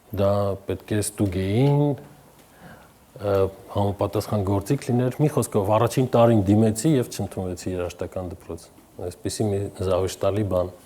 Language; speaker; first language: Armenian; native; Armenian